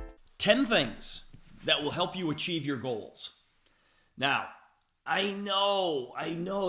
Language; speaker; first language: English; native; English